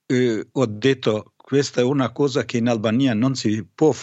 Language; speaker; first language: Italian; non-native, fluent; Albanian